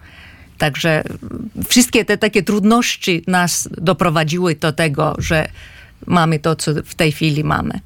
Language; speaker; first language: Polish; non-native, fluent; Finnish